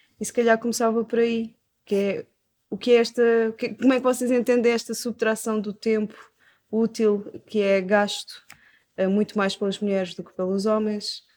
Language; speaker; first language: Portuguese; native; Portuguese